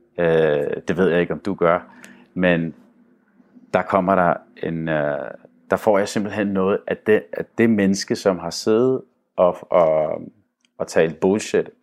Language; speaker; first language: Danish; early bilingual, other home language; Arabic